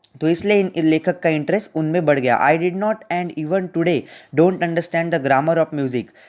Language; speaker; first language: Hindi; non-native, local second language; Marathi